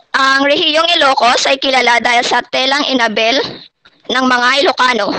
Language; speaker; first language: Filipino; non-native, local second language; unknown